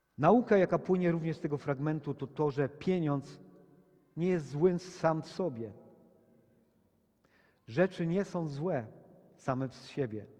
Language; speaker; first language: Polish; native; Polish